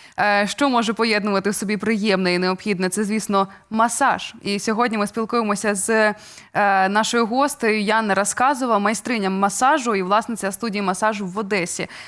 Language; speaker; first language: Ukrainian; native; Ukrainian